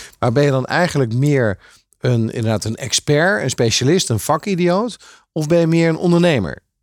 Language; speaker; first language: Dutch; native; Dutch